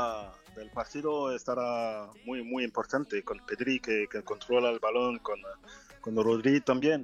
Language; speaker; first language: Spanish; non-native, fluent; French